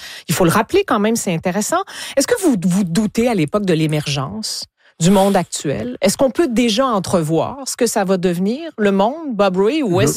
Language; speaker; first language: French; native; French